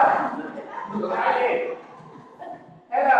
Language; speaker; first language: English; non-native, learner; Vietnamese